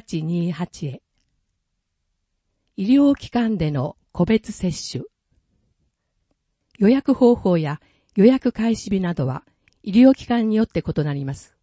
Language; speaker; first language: Japanese; native; Japanese